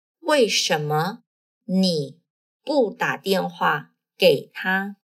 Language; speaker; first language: Chinese; non-native, fluent; Portuguese